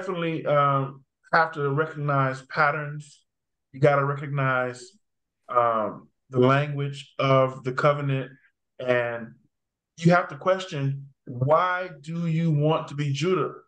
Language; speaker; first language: English; native; English